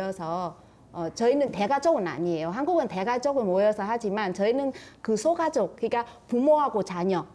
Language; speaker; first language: Korean; non-native, fluent; Vietnamese